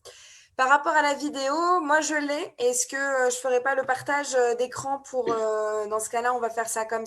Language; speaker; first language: French; native; French